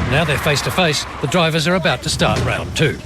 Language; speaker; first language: English; native; English